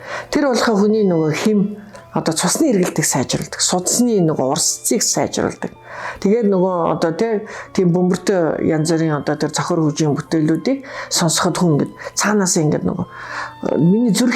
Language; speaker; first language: Mongolian; native; Mongolian